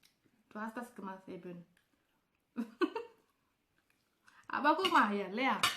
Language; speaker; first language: German; non-native, learner; Indonesian